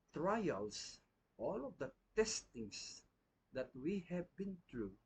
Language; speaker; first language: English; non-native, local second language; Filipino